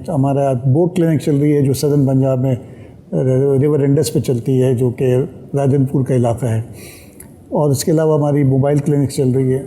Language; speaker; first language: Urdu; native; Urdu